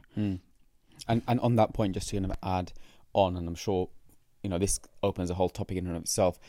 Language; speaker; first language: English; native; English